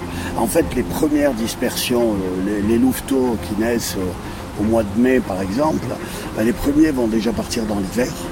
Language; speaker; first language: French; native; French